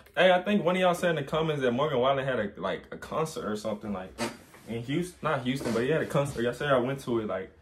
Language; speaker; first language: English; native; English